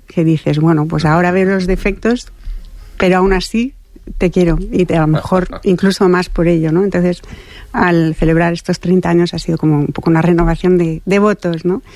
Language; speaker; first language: Spanish; non-native, fluent; French